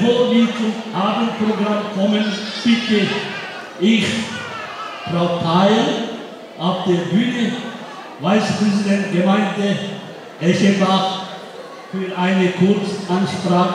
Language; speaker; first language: German; non-native, fluent; Tibetan